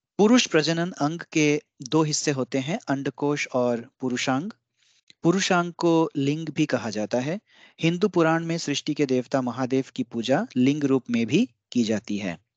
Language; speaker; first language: Hindi; non-native, local second language; Bangla